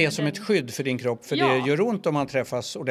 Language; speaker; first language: Swedish; native; Swedish